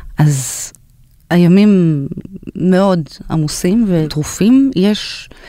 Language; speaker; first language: Hebrew; native; Hebrew